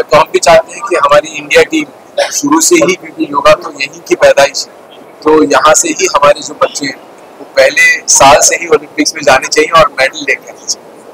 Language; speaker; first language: Hindi; native; Hindi